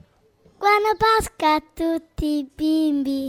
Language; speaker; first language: Italian; early bilingual, other home language; Filipino